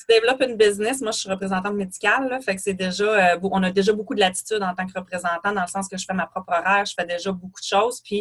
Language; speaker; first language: French; native; French